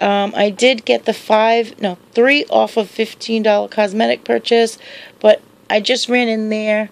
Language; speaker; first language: English; native; English